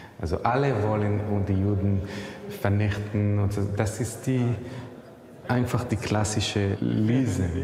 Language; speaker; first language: German; non-native, learner; Hebrew